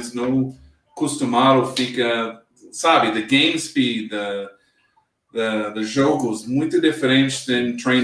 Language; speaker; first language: Portuguese; non-native, learner; English